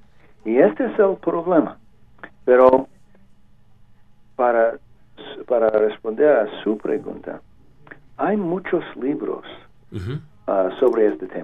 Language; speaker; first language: Spanish; non-native, learner; English